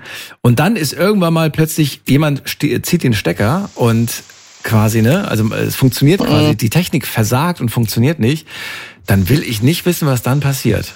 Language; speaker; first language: German; native; German